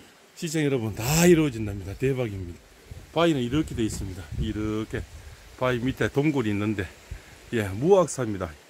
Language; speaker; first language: Korean; native; Korean